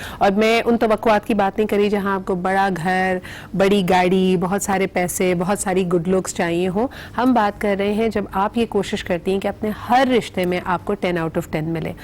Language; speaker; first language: Urdu; native; Urdu